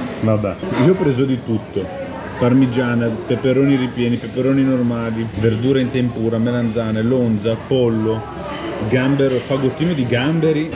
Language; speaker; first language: Italian; native; Italian